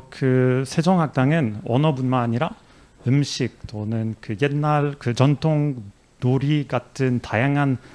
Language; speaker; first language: Korean; non-native, fluent; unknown